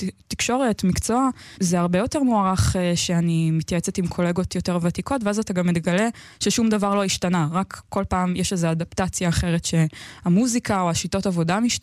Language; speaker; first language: Hebrew; native; Hebrew